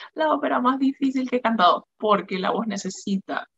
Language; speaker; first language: Spanish; native; Spanish